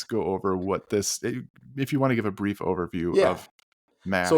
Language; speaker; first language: English; native; English